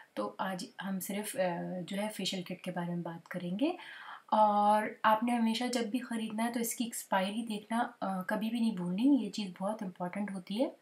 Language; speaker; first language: Urdu; native; Urdu